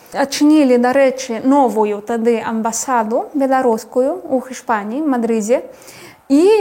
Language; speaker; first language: Belarusian; non-native, fluent; Spanish